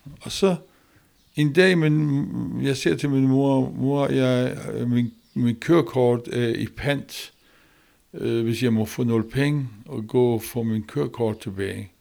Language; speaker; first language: Danish; non-native, learner; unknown